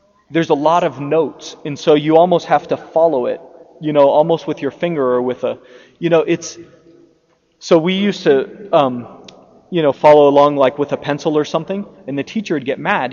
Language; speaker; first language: English; native; English